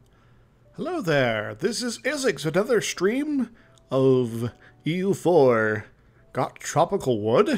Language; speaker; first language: English; native; English